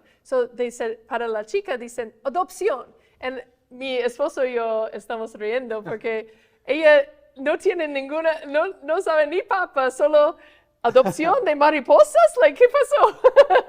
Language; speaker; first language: Spanish; non-native, fluent; English